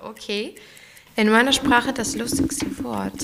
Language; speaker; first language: German; early bilingual, other home language; Greek